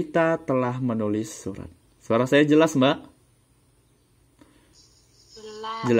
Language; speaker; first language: Indonesian; native; Indonesian